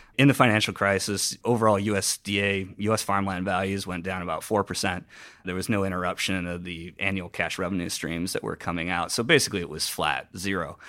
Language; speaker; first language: English; native; English